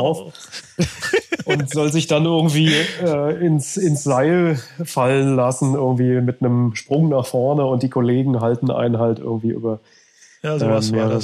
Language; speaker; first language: German; native; German